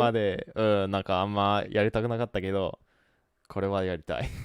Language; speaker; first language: Japanese; early bilingual, heritage; Japanese